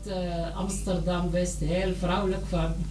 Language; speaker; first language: Dutch; non-native, learner; Arabic